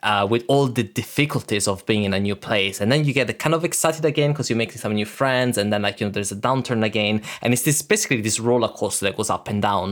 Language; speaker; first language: English; early bilingual, other home language; Italian